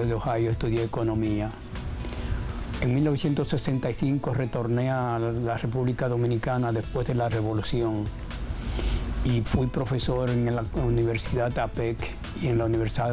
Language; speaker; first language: Spanish; native; Spanish